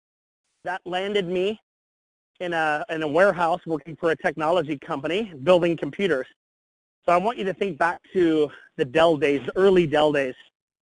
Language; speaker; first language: English; native; English